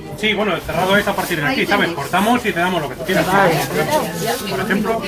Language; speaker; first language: Spanish; native; Spanish